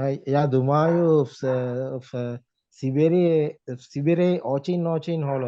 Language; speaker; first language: Russian; non-native, learner; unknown